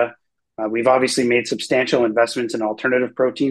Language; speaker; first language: English; native; English